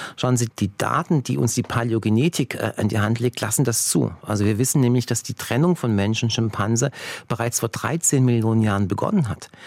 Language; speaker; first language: German; early bilingual, heritage; Bulgarian